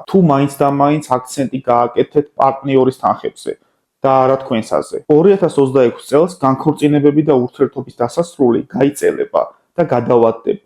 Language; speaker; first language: Georgian; native; Georgian